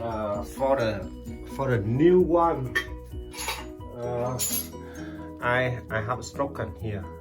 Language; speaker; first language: English; non-native, learner; Vietnamese